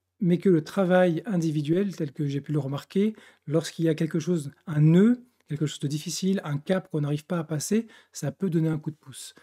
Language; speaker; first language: French; native; French